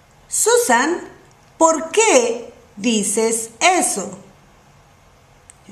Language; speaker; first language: Spanish; non-native, fluent; English